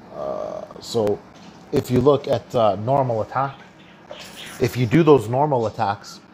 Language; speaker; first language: English; early bilingual, other home language; Spanish